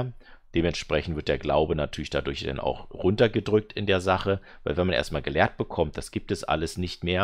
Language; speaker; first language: German; native; German